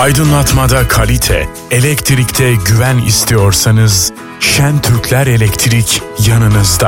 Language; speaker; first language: Turkish; native; Turkish